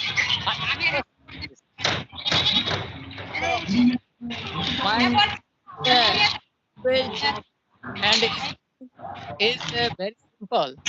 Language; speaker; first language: English; non-native, learner; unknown